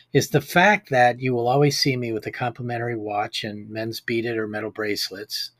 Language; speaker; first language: English; native; English